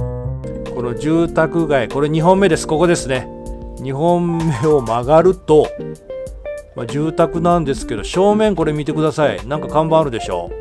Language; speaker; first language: Japanese; native; Japanese